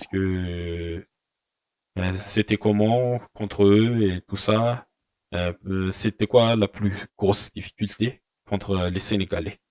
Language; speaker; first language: French; non-native, local second language; Malagasy